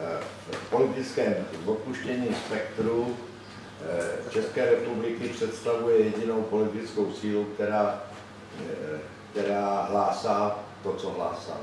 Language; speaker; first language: Czech; native; Czech